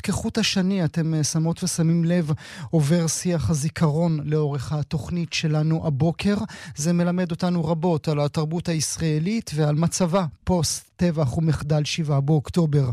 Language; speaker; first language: Hebrew; native; Hebrew